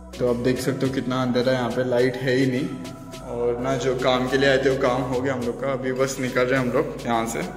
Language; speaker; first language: Hindi; non-native, local second language; Marathi